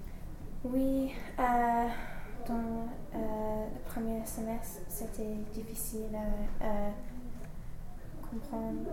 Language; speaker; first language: French; non-native, learner; English